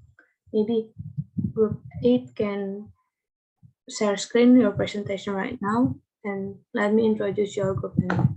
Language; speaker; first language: English; non-native, learner; Indonesian